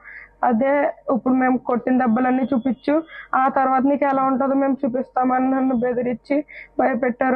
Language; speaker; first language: Telugu; native; Telugu